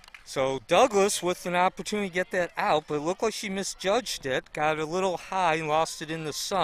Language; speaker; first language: English; native; English